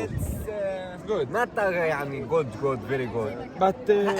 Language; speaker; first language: English; non-native, learner; Arabic